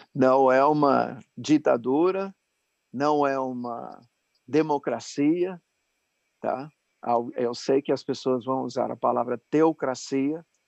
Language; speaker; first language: Portuguese; non-native, fluent; English